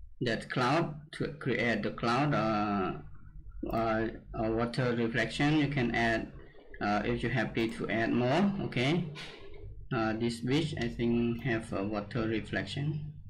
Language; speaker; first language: English; non-native, learner; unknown